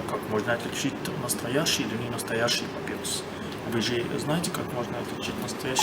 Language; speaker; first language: Russian; non-native, learner; Arabic